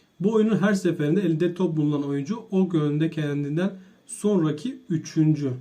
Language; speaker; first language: Turkish; native; Turkish